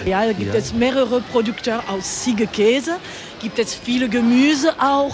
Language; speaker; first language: German; non-native, learner; French